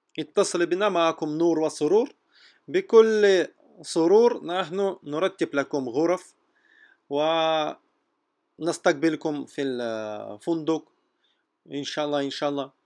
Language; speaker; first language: Arabic; non-native, fluent; Russian